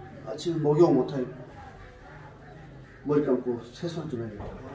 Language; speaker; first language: Korean; native; Korean